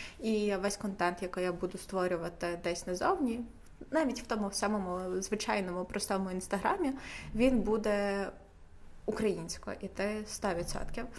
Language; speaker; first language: Ukrainian; native; Ukrainian